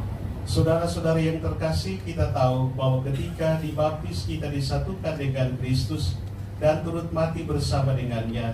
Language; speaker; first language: Indonesian; native; Indonesian